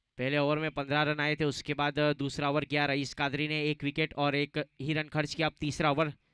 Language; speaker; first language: Hindi; non-native, local second language; Gujarati